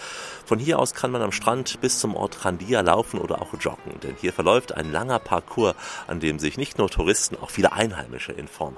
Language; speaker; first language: German; native; German